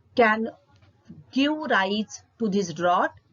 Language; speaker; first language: English; non-native, local second language; Marathi